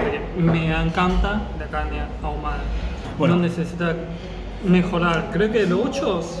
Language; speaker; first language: Spanish; non-native, learner; Chinese